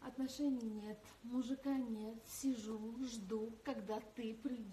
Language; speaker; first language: Russian; native; Russian